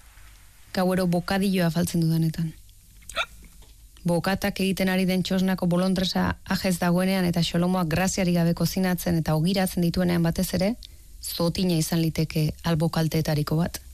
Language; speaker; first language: Basque; native; Basque